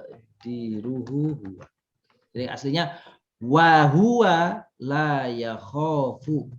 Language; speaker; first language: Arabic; non-native, fluent; Indonesian